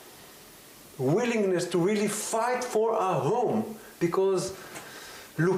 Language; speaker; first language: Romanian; early bilingual, heritage; Hebrew